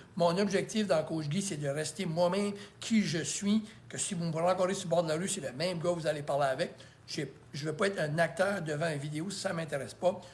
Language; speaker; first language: French; native; French